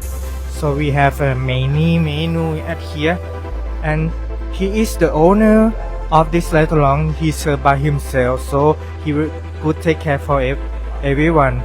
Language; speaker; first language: English; non-native, learner; Thai